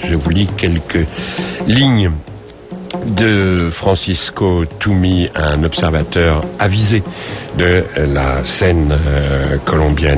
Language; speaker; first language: French; native; French